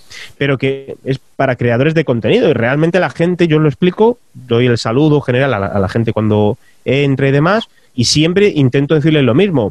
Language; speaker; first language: Spanish; native; Spanish